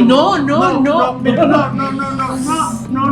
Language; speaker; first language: Spanish; native; Spanish